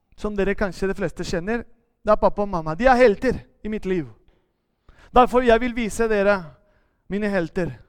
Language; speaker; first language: Norwegian; non-native, fluent; Spanish